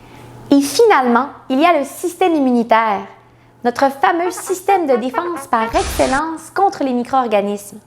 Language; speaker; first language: French; native; French